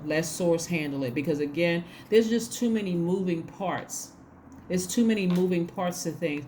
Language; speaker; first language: English; native; English